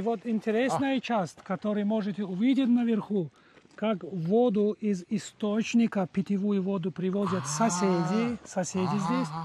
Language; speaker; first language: Russian; non-native, local second language; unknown